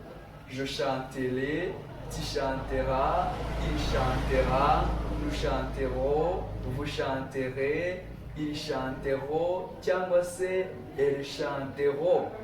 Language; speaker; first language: French; non-native, local second language; Kinyarwanda